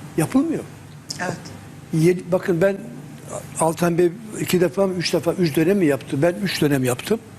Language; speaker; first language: Turkish; native; Turkish